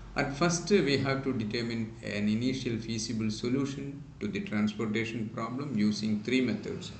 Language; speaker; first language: English; non-native, local second language; Malayalam